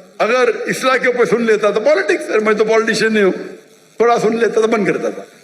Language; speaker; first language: Urdu; non-native, local second language; Konkani